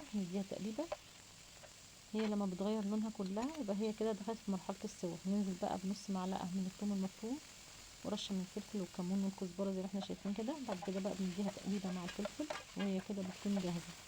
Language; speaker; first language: Arabic; native; Arabic